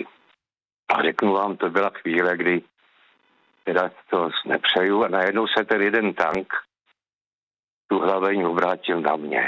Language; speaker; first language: Czech; native; Czech